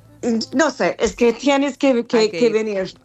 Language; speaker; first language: Spanish; non-native, learner; English